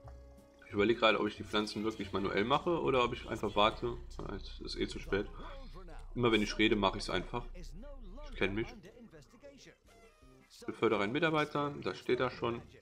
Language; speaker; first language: German; native; German